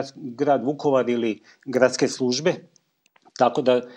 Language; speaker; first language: Croatian; native; Croatian